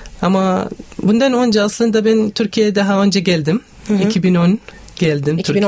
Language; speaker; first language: Turkish; non-native, learner; Arabic